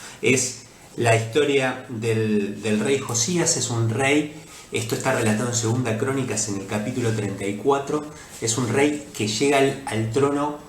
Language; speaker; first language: Spanish; native; Spanish